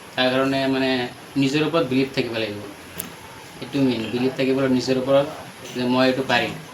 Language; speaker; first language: Assamese; non-native, local second language; Bangla